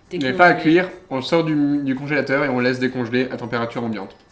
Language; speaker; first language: French; native; French